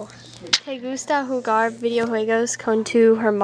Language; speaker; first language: Spanish; non-native, learner; English